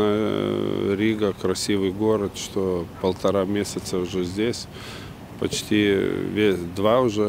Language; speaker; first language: Russian; non-native, fluent; Lithuanian